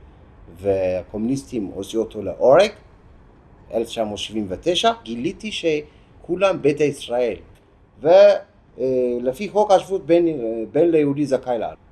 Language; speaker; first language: Hebrew; non-native, fluent; Amharic